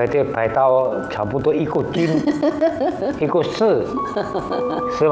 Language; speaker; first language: Chinese; early bilingual, heritage; Chinese